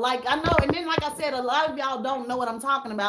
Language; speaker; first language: English; native; English